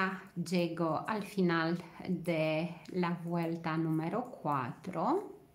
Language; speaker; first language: Spanish; non-native, fluent; Romanian